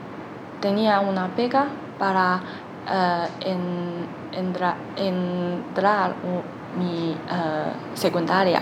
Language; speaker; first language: Spanish; non-native, learner; Chinese